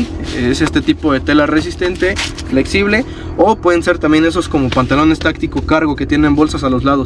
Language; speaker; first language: Spanish; native; Spanish